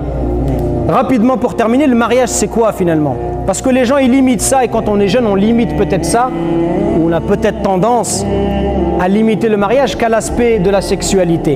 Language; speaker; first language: French; native; French